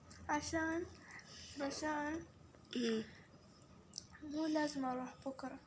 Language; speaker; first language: Arabic; early bilingual, other home language; Bangla